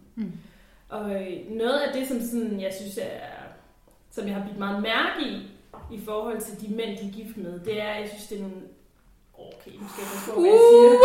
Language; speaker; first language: Danish; early bilingual, other home language; English